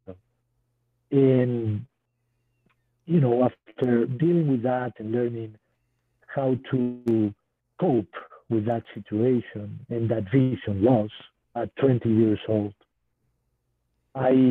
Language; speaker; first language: English; non-native, fluent; Spanish